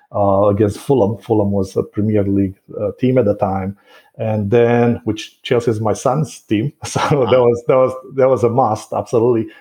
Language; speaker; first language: English; non-native, fluent; Romanian